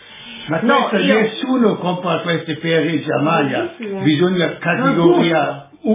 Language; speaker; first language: Italian; non-native, learner; German